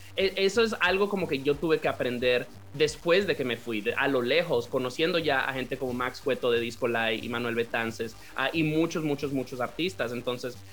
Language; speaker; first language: Spanish; native; Spanish